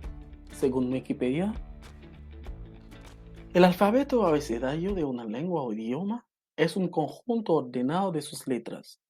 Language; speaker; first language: Spanish; non-native, local second language; Haitian Creole